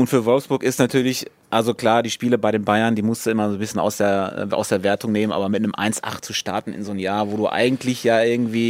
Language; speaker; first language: German; native; German